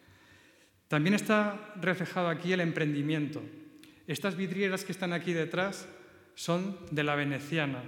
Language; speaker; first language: Spanish; native; Spanish